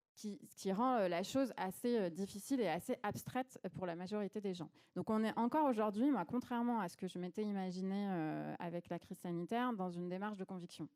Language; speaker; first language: French; native; French